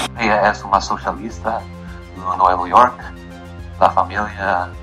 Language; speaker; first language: Spanish; non-native, learner; English